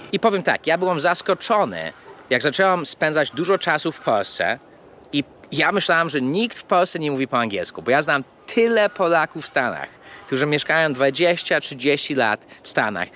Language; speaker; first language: Polish; early bilingual, heritage; English